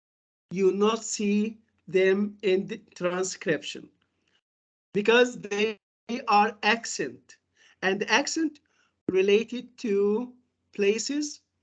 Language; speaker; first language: English; non-native, fluent; Arabic